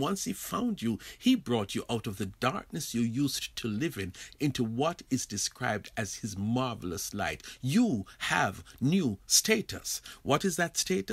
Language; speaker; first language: English; native; English